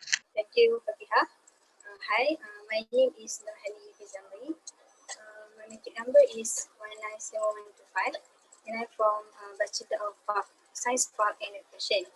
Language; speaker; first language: English; non-native, local second language; Malay